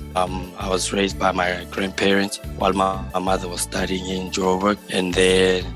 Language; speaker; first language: English; non-native, local second language; Tswana